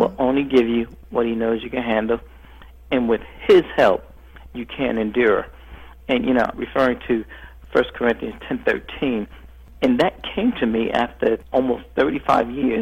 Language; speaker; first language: English; native; English